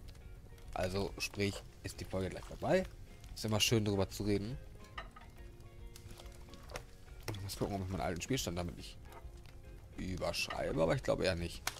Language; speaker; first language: German; native; German